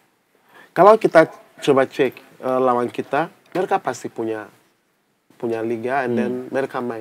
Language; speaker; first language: Indonesian; non-native, fluent; English